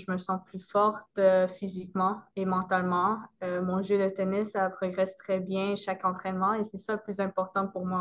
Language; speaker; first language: French; non-native, local second language; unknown